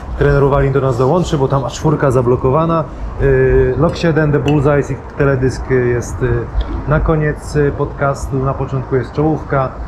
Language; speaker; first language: Polish; native; Polish